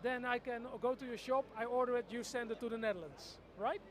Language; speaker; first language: English; non-native, fluent; Dutch